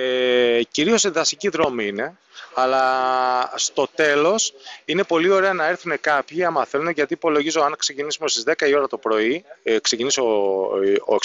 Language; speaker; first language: Greek; native; Greek